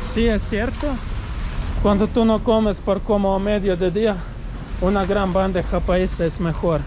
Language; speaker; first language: Spanish; non-native, learner; Croatian